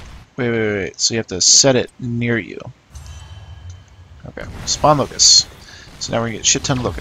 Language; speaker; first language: English; native; English